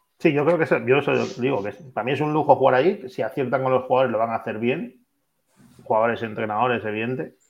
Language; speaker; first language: Spanish; native; Spanish